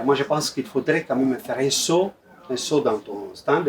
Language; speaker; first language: French; native; French